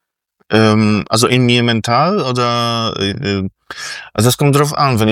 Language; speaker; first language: German; non-native, fluent; Polish